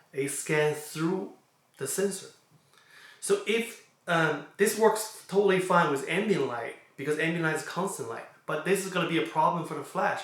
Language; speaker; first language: English; non-native, fluent; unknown